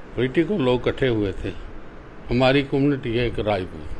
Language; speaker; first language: Hindi; native; Hindi